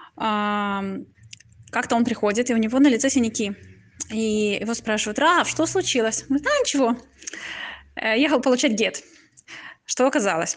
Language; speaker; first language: Russian; native; Russian